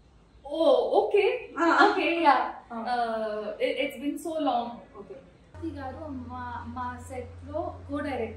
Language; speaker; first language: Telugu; non-native, learner; Kannada